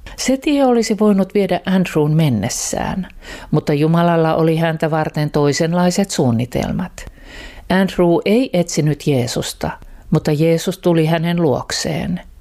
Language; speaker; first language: Finnish; native; Finnish